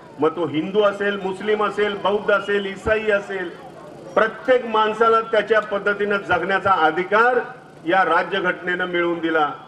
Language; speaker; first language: Marathi; native; Marathi